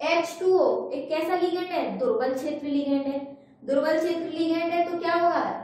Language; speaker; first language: Hindi; native; Hindi